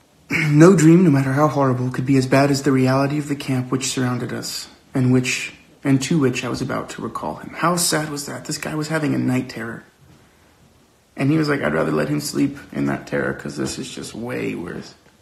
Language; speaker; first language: English; early bilingual, other home language; Spanish